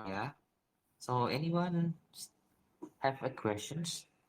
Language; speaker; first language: English; non-native, learner; Indonesian